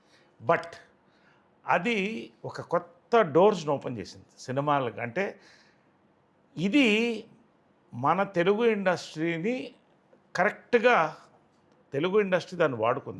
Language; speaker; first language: Telugu; native; Telugu